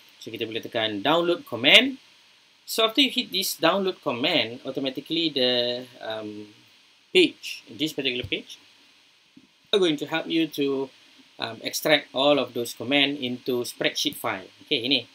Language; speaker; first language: English; non-native, local second language; Malay